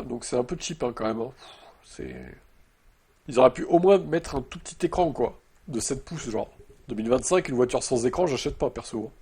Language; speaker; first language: French; native; French